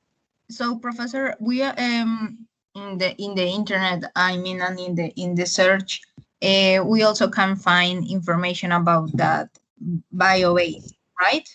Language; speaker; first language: English; non-native, learner; Spanish